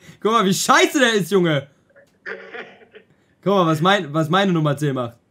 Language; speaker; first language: German; native; German